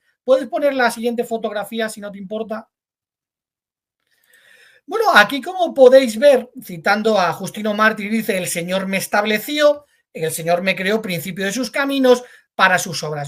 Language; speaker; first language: Spanish; native; Spanish